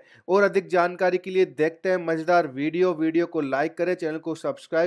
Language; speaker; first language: Hindi; native; Hindi